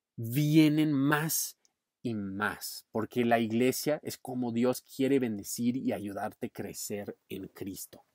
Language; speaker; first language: Spanish; non-native, fluent; English